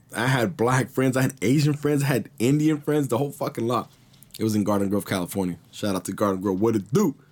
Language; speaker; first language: English; early bilingual, other home language; Spanish